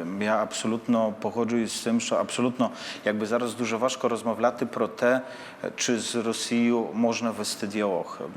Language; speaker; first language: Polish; non-native, learner; Ukrainian